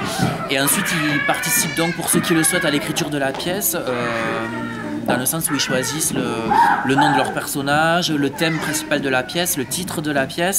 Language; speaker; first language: French; native; French